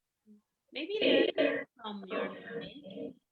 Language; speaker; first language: English; non-native, learner; Spanish